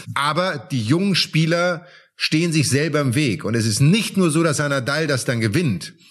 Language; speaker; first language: German; native; German